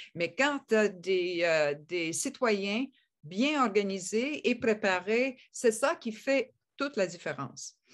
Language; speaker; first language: French; native; French